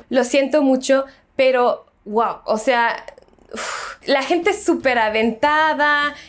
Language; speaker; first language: Spanish; non-native, fluent; French